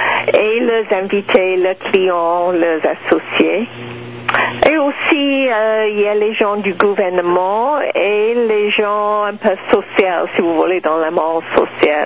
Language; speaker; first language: French; non-native, local second language; English